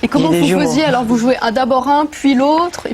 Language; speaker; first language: French; native; French